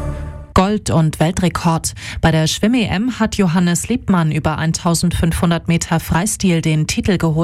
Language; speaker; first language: German; native; German